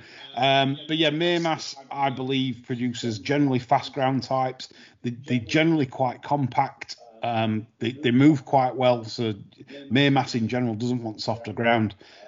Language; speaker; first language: English; native; English